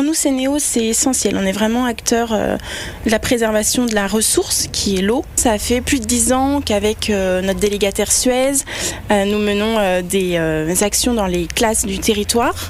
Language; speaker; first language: French; native; French